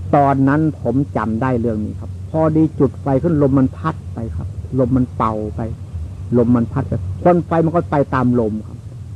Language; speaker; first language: Thai; native; Thai